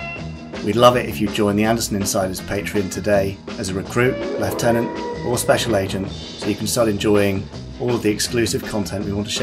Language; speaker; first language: English; native; English